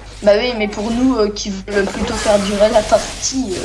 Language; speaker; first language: French; native; French